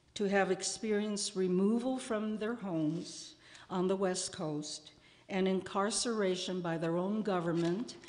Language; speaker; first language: English; native; English